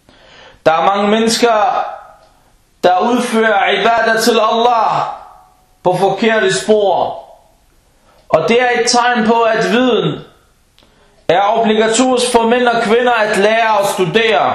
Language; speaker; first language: Danish; early bilingual, other home language; Arabic